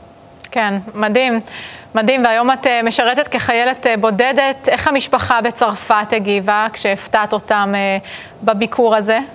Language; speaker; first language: Hebrew; native; Hebrew